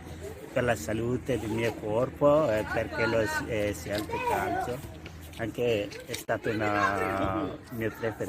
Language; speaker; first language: Italian; non-native, learner; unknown